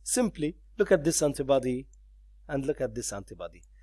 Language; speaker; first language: English; non-native, local second language; Arabic